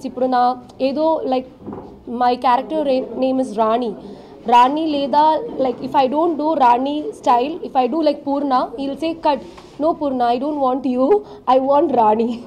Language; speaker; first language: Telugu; non-native, learner; Malayalam